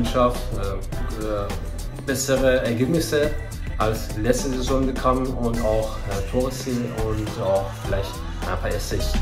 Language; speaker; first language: German; non-native, fluent; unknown